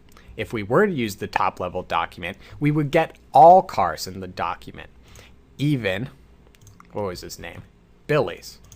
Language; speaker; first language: English; native; English